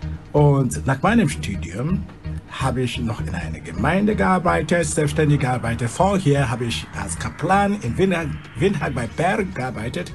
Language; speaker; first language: German; non-native, fluent; Igbo